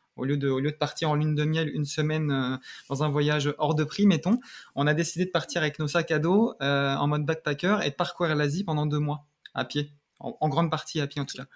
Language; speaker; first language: French; native; French